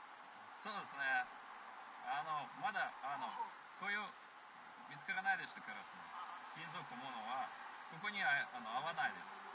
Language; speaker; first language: Japanese; non-native, learner; Russian